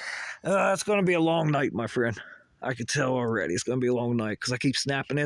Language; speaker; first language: English; native; English